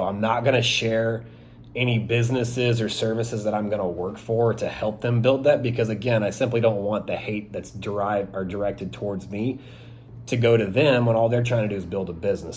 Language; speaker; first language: English; native; English